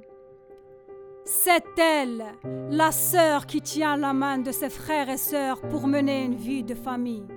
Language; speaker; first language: French; non-native, learner; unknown